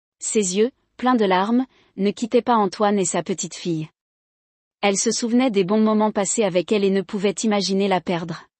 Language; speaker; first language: French; non-native, local second language; Arabic